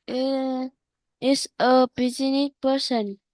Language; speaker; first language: English; non-native, learner; Vietnamese